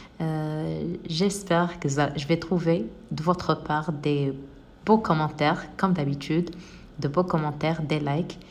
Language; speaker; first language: French; non-native, local second language; Arabic